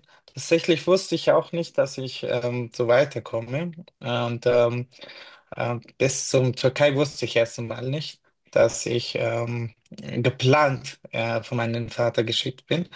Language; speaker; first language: German; non-native, fluent; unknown